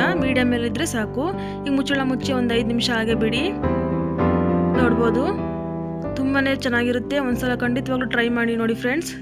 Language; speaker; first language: Kannada; native; Kannada